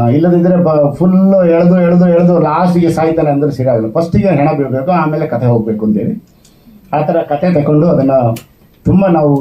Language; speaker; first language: Kannada; non-native, local second language; Kodava